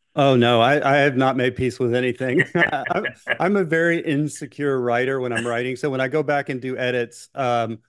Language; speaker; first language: English; native; English